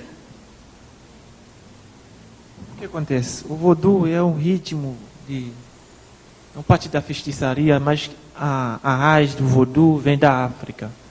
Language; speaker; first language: Portuguese; non-native, fluent; Haitian Creole